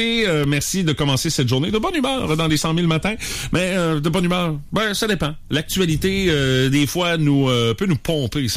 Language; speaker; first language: French; native; French